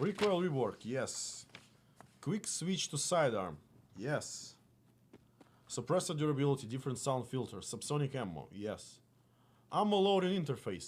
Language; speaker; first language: English; non-native, fluent; Russian